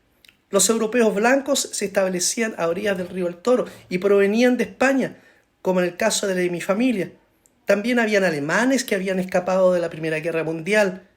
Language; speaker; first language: Spanish; native; Spanish